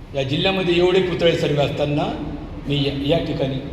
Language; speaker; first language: Marathi; native; Marathi